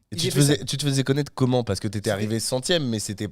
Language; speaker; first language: French; native; French